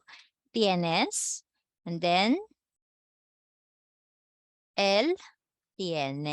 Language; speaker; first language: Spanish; non-native, fluent; Filipino